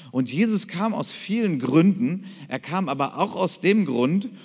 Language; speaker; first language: German; native; German